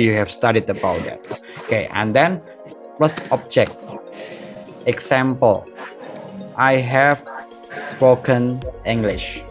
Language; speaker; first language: English; non-native, fluent; Indonesian